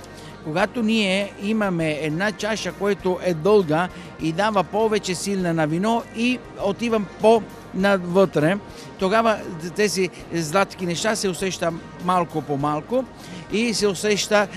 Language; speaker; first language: Bulgarian; non-native, fluent; Italian